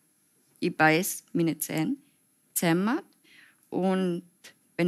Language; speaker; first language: German; non-native, fluent; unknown